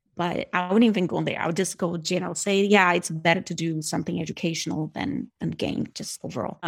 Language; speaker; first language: English; non-native, fluent; Portuguese